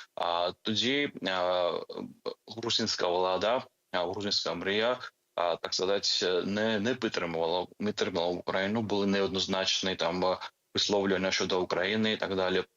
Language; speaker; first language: Ukrainian; non-native, fluent; Georgian